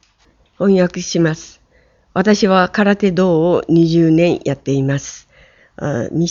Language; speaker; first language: Japanese; non-native, fluent; Chinese